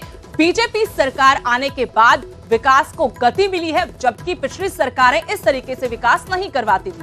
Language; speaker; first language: Hindi; native; Hindi